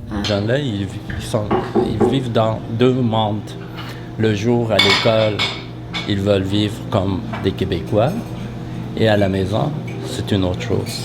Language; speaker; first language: French; non-native, fluent; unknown